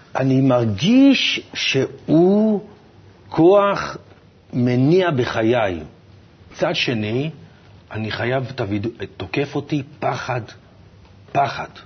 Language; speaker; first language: Hebrew; native; Hebrew